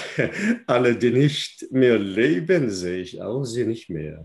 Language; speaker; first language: German; non-native, fluent; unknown